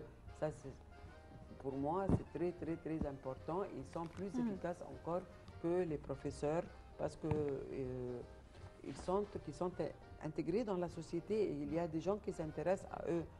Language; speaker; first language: French; non-native, fluent; Arabic